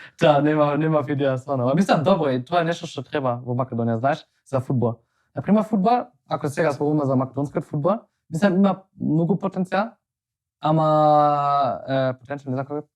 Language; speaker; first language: Macedonian; non-native, learner; Finnish